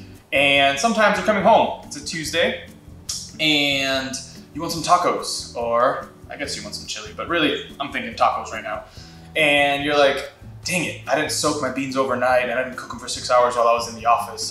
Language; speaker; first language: English; native; English